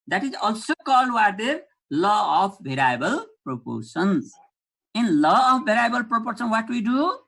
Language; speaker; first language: English; non-native, local second language; Nepali